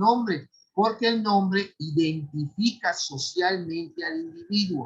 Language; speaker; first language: Spanish; native; Spanish